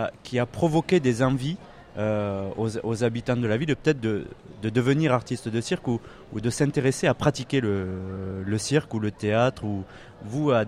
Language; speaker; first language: French; native; French